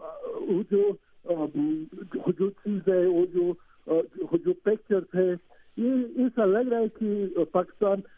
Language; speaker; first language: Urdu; non-native, learner; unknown